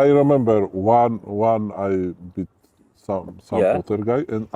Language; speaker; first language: English; non-native, learner; Georgian